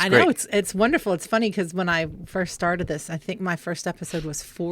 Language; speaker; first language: English; native; English